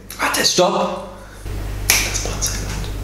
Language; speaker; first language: German; native; German